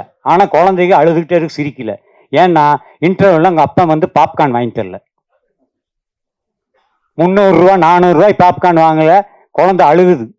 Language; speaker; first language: Tamil; native; Tamil